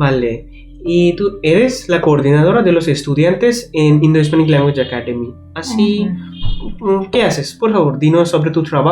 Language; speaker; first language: Spanish; non-native, learner; Bangla